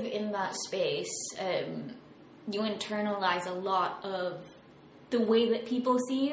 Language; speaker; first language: English; native; English